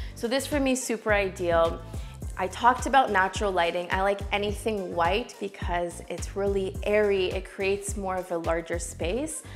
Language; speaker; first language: English; native; English